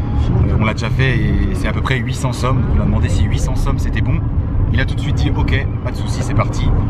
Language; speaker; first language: French; native; French